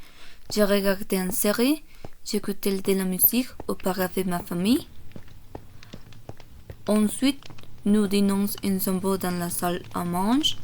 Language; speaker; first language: French; non-native, learner; Korean